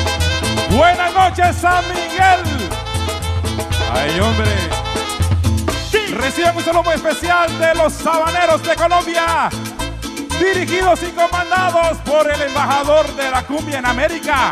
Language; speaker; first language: Spanish; native; Spanish